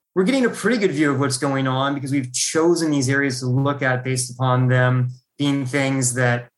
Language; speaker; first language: English; native; English